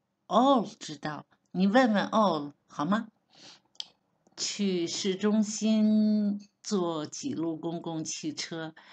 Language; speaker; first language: Chinese; non-native, learner; Hebrew